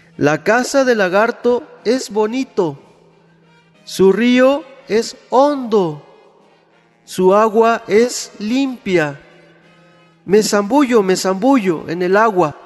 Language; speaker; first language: Spanish; native; Spanish